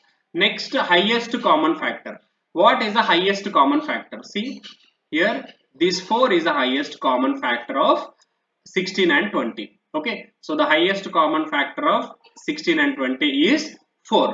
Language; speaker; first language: English; non-native, local second language; Telugu